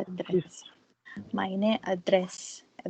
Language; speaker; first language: German; non-native, learner; Filipino